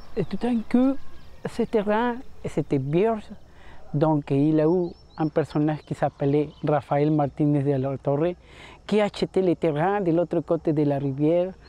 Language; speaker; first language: French; non-native, fluent; Spanish